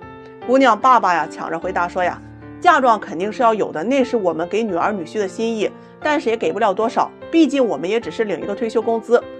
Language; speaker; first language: Chinese; native; Chinese